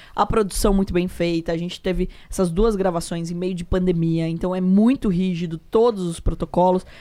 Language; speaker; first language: Portuguese; native; Portuguese